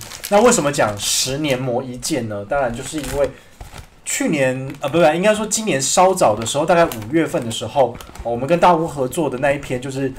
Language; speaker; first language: Chinese; native; Chinese